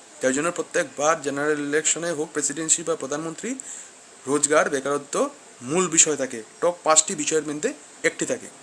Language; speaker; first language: Bangla; non-native, local second language; Kok Borok